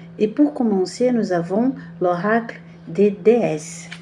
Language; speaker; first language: French; non-native, learner; Portuguese